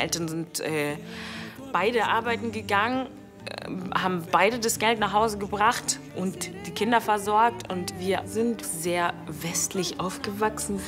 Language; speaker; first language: German; early bilingual, other home language; Wolof